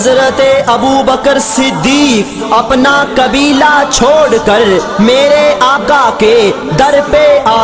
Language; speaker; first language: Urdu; non-native, local second language; Punjabi